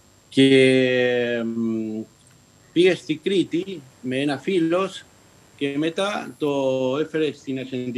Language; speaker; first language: Greek; early bilingual, heritage; Spanish